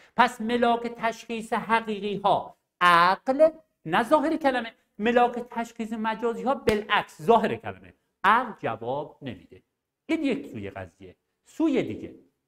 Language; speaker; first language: Persian; non-native, local second language; Arabic